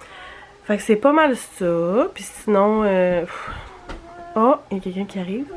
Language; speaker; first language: French; native; French